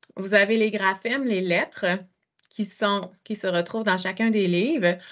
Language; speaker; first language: French; native; French